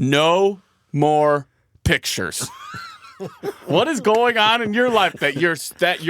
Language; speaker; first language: English; native; English